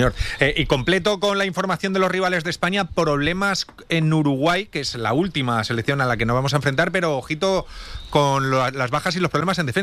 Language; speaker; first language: Spanish; native; Spanish